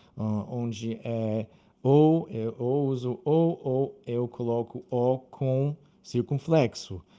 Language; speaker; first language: Portuguese; non-native, fluent; English